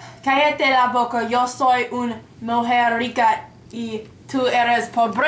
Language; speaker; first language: Spanish; non-native, learner; English